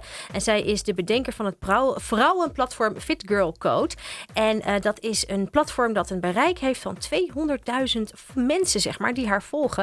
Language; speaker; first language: Dutch; native; Dutch